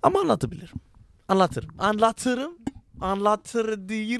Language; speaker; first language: Turkish; non-native, learner; English